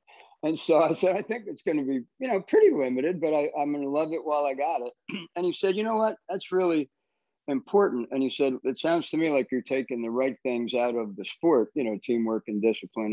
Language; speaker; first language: English; native; English